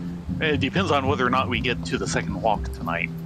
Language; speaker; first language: English; native; English